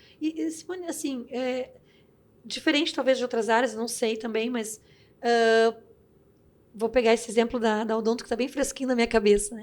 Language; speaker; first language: Portuguese; native; Portuguese